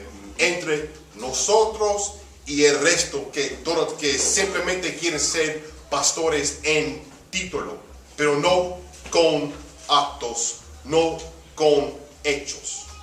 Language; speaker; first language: Spanish; early bilingual, heritage; Spanish